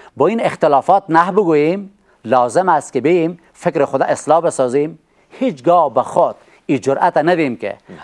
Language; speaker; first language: Persian; native; Persian